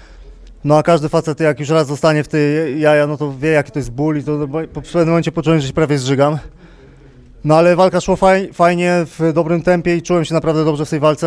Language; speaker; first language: Polish; native; Polish